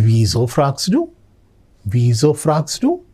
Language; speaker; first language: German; non-native, fluent; Telugu